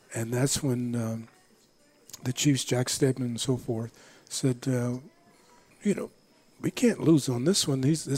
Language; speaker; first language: English; native; English